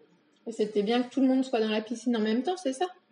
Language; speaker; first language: French; native; French